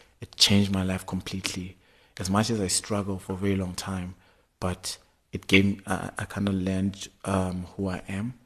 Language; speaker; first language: English; non-native, local second language; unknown